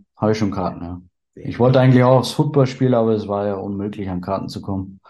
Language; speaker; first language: German; native; German